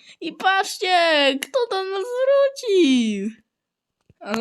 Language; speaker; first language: Polish; native; Polish